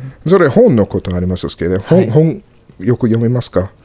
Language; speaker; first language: Japanese; non-native, learner; English